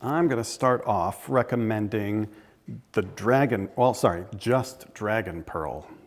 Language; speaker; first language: English; native; English